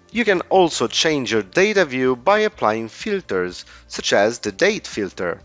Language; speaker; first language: English; non-native, fluent; Italian